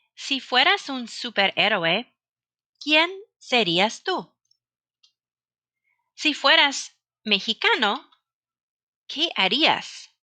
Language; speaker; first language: Spanish; non-native, fluent; English